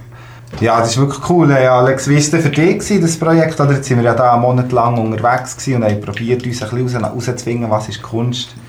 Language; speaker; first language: German; native; German